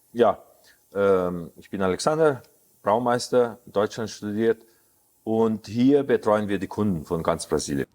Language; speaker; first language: German; early bilingual, heritage; German